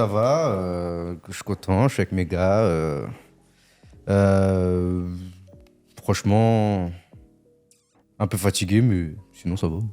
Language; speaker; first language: French; native; French